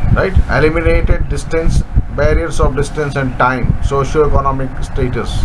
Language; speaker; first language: English; non-native, local second language; Hindi